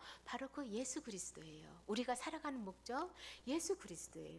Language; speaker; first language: Korean; native; Korean